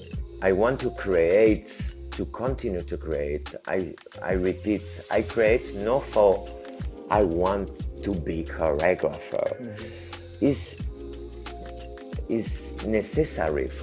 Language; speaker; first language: English; non-native, learner; French